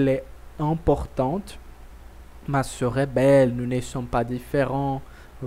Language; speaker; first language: French; non-native, fluent; Portuguese